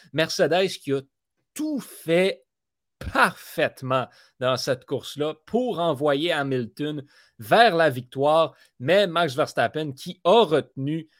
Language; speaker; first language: French; native; French